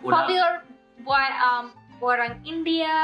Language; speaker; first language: Indonesian; non-native, learner; English